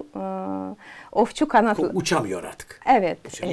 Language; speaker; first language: Turkish; non-native, learner; Azerbaijani